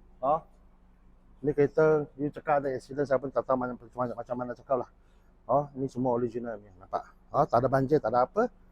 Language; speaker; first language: Malay; non-native, local second language; Chinese